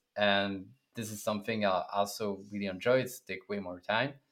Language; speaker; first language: English; non-native, fluent; French